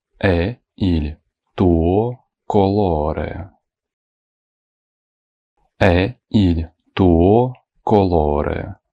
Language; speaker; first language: Italian; non-native, fluent; Ukrainian